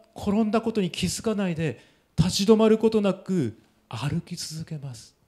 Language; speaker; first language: Japanese; native; Japanese